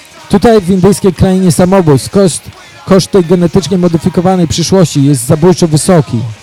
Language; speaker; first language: Polish; native; Polish